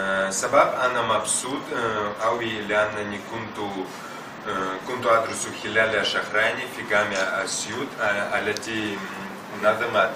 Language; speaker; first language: Arabic; non-native, learner; Russian